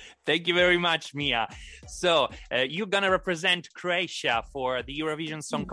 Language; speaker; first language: English; non-native, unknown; Italian